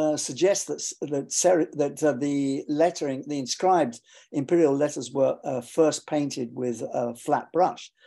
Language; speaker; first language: English; native; English